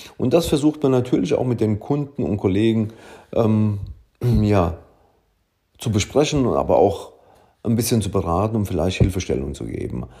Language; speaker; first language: German; early bilingual, other home language; Italian